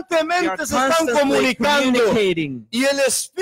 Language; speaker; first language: Spanish; native; Spanish